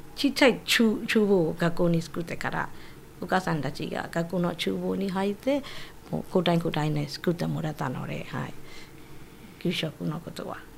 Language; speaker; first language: Japanese; non-native, fluent; Burmese